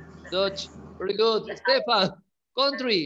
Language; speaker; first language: English; non-native, learner; Spanish